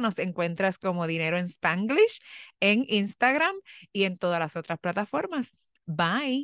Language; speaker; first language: Spanish; early bilingual, heritage; Spanish